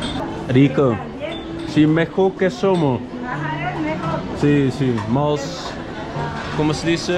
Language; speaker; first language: Spanish; non-native, learner; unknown